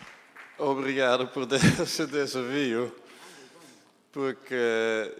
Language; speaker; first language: Portuguese; non-native, fluent; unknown